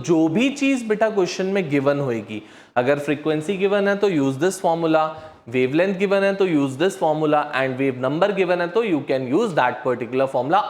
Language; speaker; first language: Hindi; native; Hindi